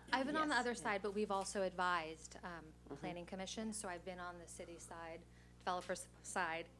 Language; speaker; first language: English; native; English